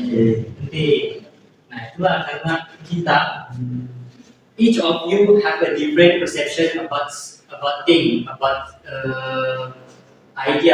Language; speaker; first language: English; non-native, learner; Indonesian